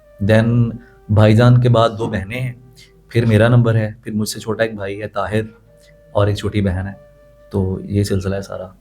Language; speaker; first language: Urdu; non-native, local second language; Punjabi